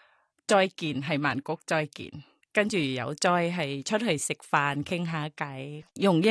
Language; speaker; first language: Cantonese; non-native, learner; Thai